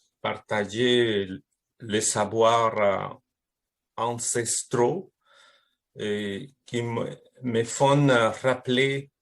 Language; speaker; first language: French; non-native, fluent; Spanish